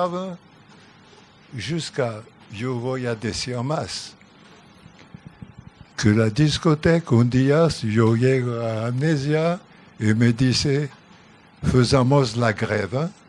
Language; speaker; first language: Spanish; non-native, learner; French